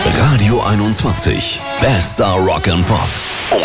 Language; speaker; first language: German; native; German